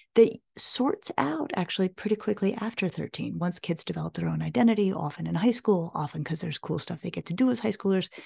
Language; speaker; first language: English; native; English